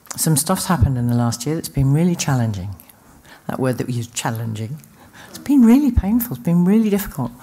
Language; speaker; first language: English; native; English